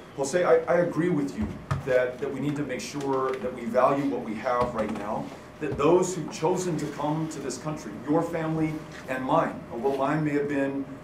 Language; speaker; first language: English; native; English